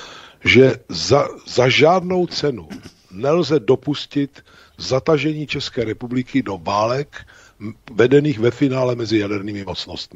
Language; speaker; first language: Czech; native; Czech